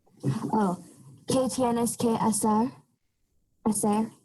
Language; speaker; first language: Spanish; non-native, learner; English